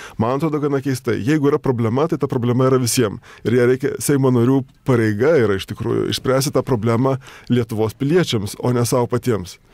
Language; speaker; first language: Lithuanian; native; Lithuanian